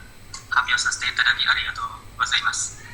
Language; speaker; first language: Japanese; non-native, learner; Indonesian